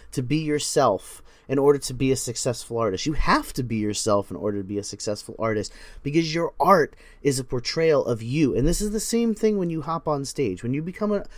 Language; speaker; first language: English; native; English